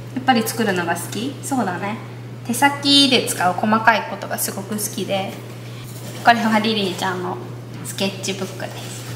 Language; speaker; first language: Japanese; native; Japanese